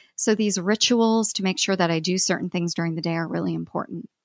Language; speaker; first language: English; native; English